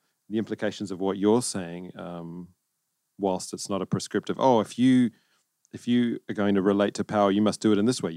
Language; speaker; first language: English; native; English